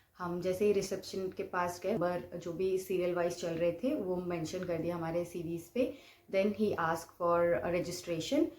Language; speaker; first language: Hindi; non-native, local second language; Bangla